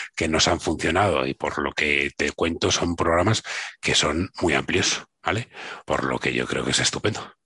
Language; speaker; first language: Spanish; native; Spanish